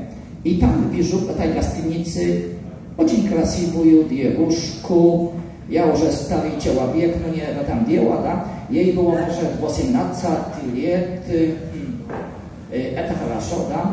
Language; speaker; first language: Russian; non-native, learner; Polish